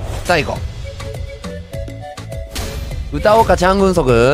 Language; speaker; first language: Japanese; native; Japanese